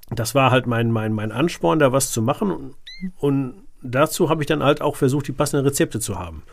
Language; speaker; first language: German; native; German